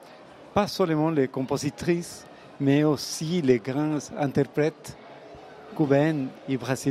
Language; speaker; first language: French; non-native, fluent; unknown